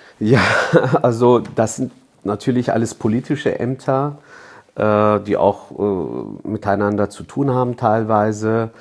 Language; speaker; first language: German; early bilingual, other home language; Turkish